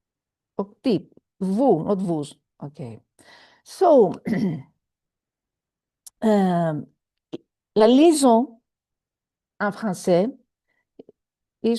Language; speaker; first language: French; non-native, fluent; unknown